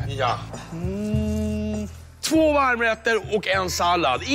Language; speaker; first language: Swedish; native; Swedish